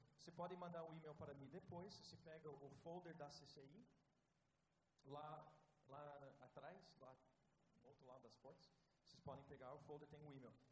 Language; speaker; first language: Portuguese; non-native, fluent; English